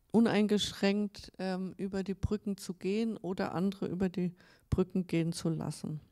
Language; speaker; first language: German; native; German